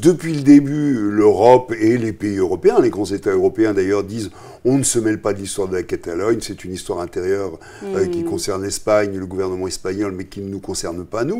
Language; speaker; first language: French; native; French